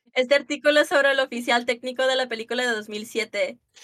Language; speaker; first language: Spanish; early bilingual, heritage; Spanish